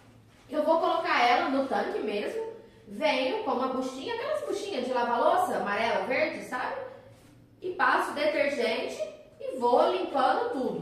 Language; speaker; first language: Portuguese; native; Portuguese